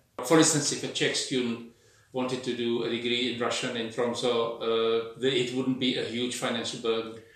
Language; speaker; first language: English; non-native, fluent; Czech